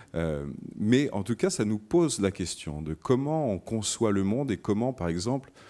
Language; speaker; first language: French; native; French